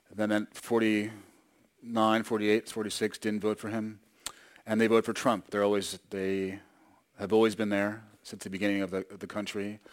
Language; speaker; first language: English; native; English